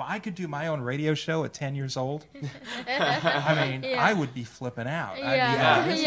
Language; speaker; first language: English; early bilingual, other home language; Italian